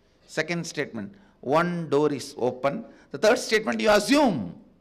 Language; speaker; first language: English; non-native, local second language; Tamil